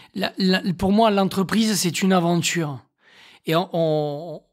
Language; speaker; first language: French; native; French